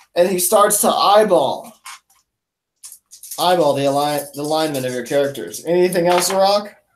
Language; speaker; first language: English; native; English